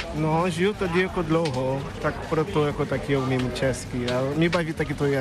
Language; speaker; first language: Czech; non-native, learner; Portuguese